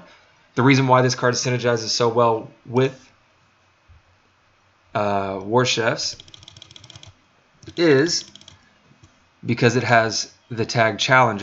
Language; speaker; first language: English; native; English